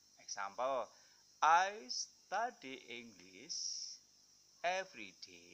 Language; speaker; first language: English; non-native, fluent; Indonesian